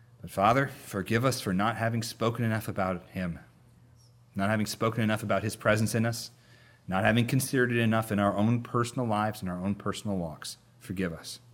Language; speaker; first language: English; native; English